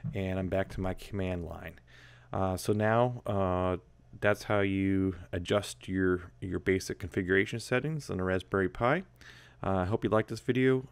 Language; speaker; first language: English; native; English